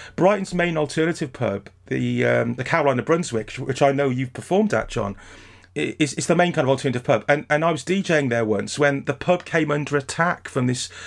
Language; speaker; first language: English; native; English